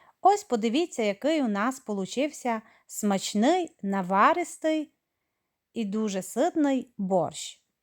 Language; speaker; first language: Ukrainian; native; Ukrainian